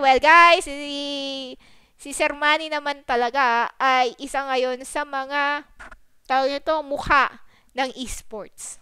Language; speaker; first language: Filipino; non-native, local second language; Waray